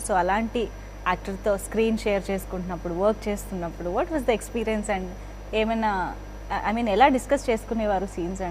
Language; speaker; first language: Telugu; native; Telugu